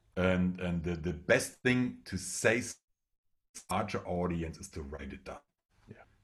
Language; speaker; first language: English; non-native, fluent; German